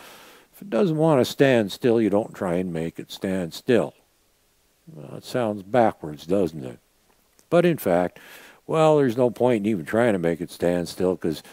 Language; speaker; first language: English; native; English